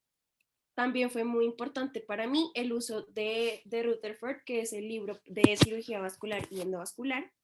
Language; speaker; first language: Spanish; native; Spanish